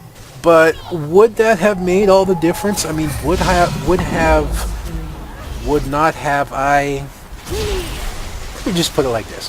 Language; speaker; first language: English; native; English